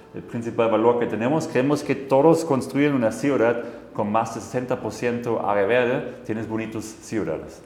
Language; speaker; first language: Spanish; non-native, fluent; German